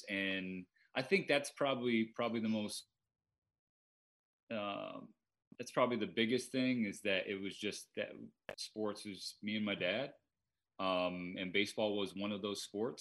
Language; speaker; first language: English; native; English